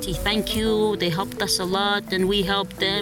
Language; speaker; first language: English; non-native, fluent; Cree